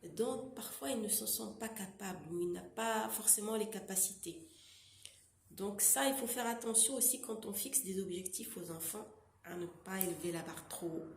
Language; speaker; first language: French; non-native, local second language; Arabic